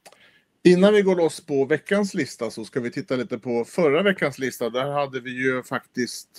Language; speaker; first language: Swedish; native; Swedish